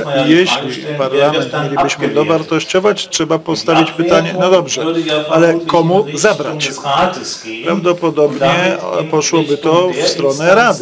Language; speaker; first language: Polish; native; Polish